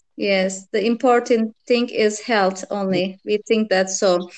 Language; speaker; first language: English; non-native, learner; Turkish